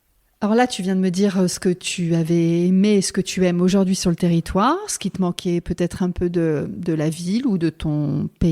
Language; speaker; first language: French; native; French